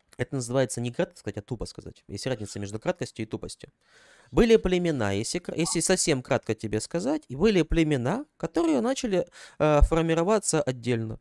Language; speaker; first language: Russian; native; Russian